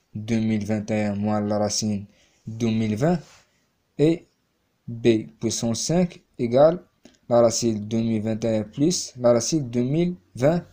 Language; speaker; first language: French; non-native, local second language; Arabic